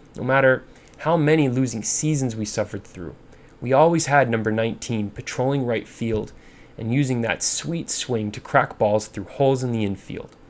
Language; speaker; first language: English; native; English